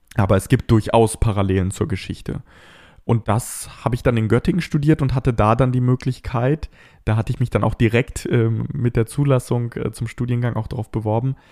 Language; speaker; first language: German; native; German